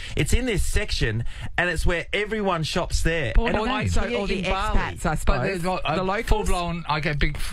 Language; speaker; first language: English; native; English